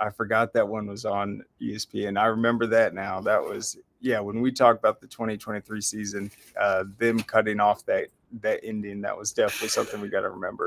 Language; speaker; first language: English; native; English